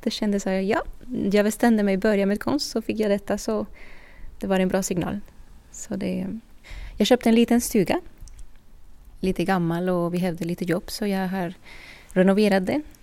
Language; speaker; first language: Swedish; non-native, fluent; Spanish